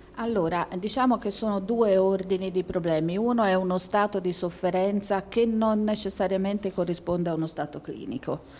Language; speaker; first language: Italian; native; Italian